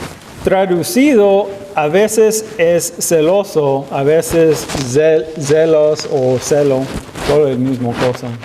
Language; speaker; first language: Spanish; non-native, learner; English